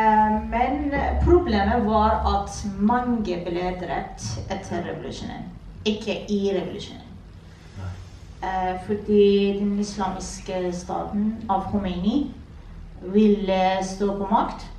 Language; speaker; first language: Norwegian; non-native, fluent; Persian